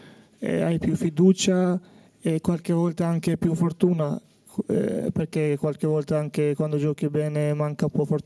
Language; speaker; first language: Italian; non-native, fluent; Albanian